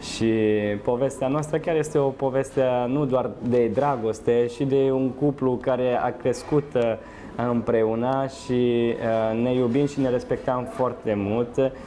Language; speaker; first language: Romanian; non-native, fluent; Italian